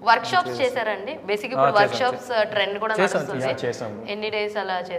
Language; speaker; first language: Telugu; native; Telugu